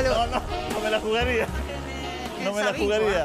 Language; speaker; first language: Spanish; native; Spanish